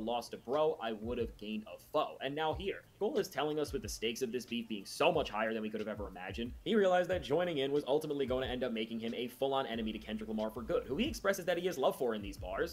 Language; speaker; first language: English; native; English